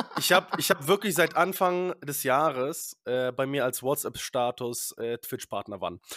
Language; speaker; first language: German; early bilingual, other home language; Polish